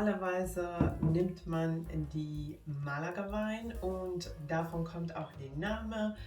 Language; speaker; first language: German; non-native, fluent; Finnish